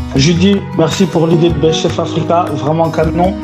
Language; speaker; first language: French; native; French